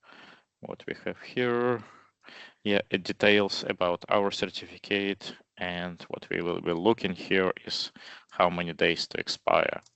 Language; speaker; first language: English; non-native, fluent; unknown